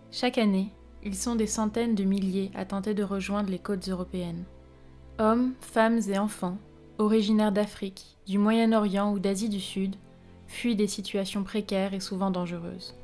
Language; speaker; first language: French; native; French